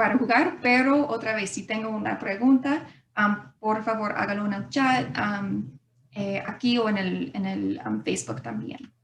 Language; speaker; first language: Spanish; non-native, fluent; English